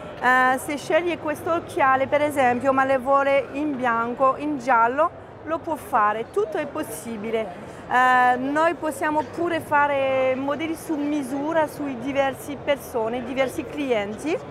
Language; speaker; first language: Italian; non-native, fluent; French